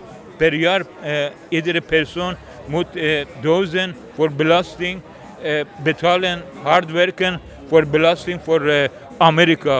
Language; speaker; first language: Dutch; non-native, learner; Persian